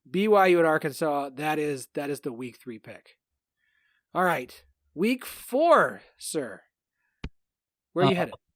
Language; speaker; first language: English; native; English